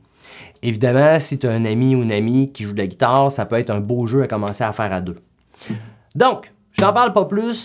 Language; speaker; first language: French; native; French